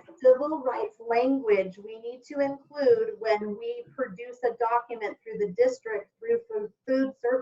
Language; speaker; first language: English; native; English